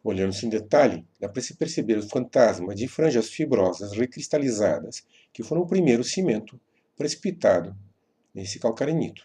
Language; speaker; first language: Portuguese; native; Portuguese